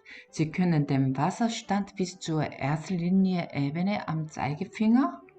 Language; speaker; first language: German; non-native, learner; Korean